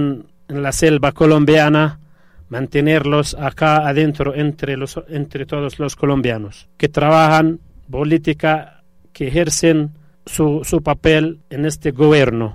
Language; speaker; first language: Spanish; non-native, fluent; Arabic